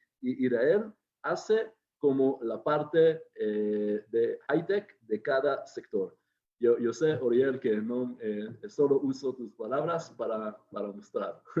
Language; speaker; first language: Spanish; non-native, fluent; Hebrew